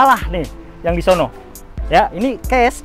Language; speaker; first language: Indonesian; native; Indonesian